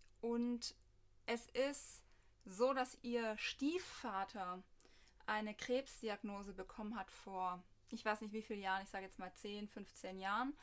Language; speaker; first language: German; native; German